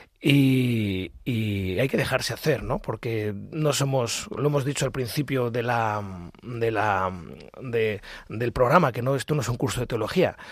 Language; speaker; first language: Spanish; native; Spanish